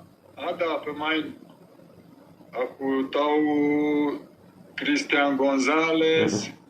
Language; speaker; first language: Indonesian; non-native, learner; Romanian